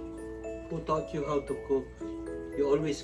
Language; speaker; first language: English; non-native, local second language; Filipino